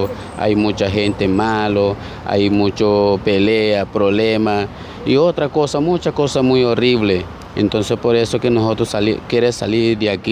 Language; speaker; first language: Spanish; non-native, local second language; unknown